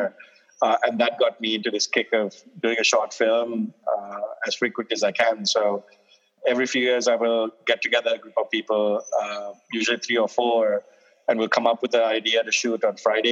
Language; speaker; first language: English; non-native, local second language; Sinhala